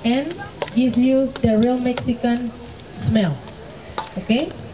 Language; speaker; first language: English; non-native, learner; Spanish